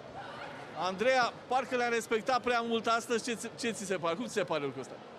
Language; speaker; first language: Romanian; native; Romanian